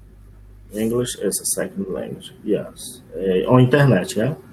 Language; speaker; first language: English; non-native, learner; Portuguese